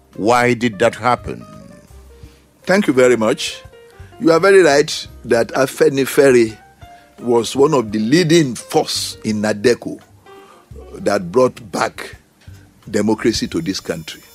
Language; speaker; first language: English; non-native, local second language; Yoruba